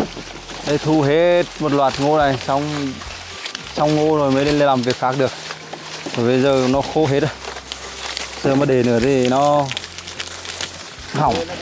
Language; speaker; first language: Vietnamese; native; Vietnamese